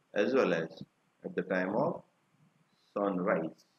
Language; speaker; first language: English; non-native, local second language; Gujarati